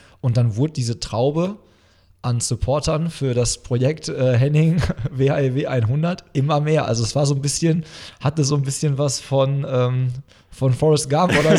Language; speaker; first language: German; native; German